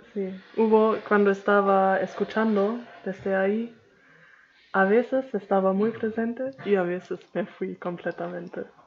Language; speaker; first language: Spanish; non-native, learner; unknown